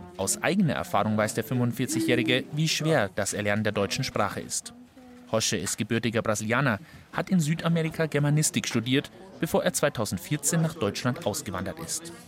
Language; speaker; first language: German; native; German